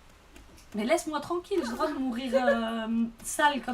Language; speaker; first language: French; native; French